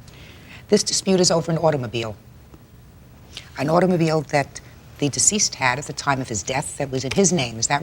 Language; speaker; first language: English; native; English